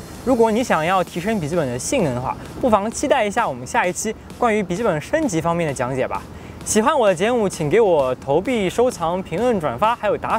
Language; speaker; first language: Chinese; native; Chinese